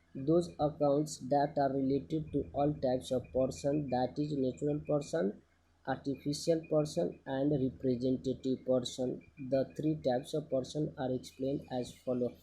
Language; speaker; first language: English; non-native, local second language; Nepali